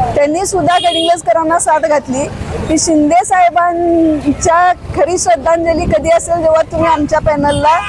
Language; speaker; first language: Marathi; native; Marathi